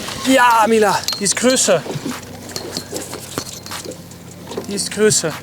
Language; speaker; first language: German; non-native, learner; Dutch